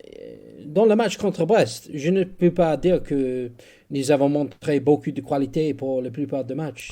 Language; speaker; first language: French; non-native, fluent; English